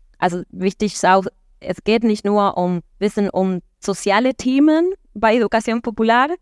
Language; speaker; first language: German; non-native, fluent; Spanish